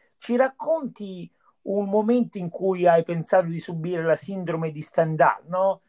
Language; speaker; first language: Italian; native; Italian